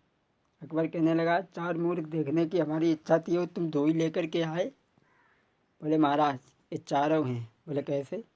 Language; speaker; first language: Hindi; native; Hindi